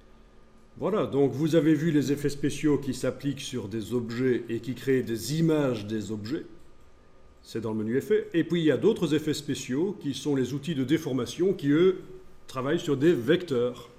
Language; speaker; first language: French; native; French